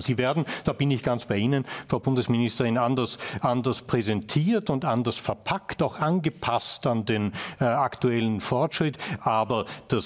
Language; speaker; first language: German; native; German